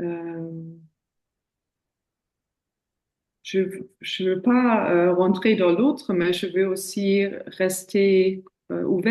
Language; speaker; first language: French; non-native, fluent; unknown